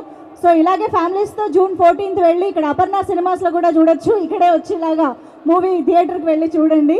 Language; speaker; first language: Telugu; native; Telugu